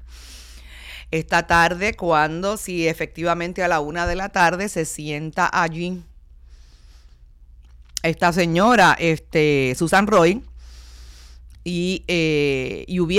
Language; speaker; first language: Spanish; native; Spanish